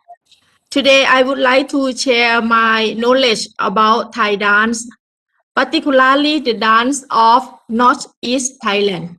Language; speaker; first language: English; non-native, learner; Thai